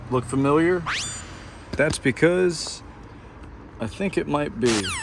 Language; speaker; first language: English; native; English